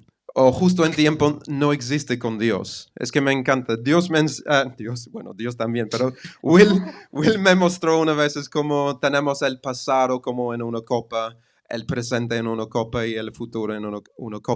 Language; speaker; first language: Spanish; non-native, fluent; English